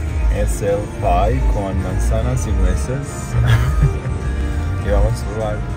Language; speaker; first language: Spanish; non-native, learner; Croatian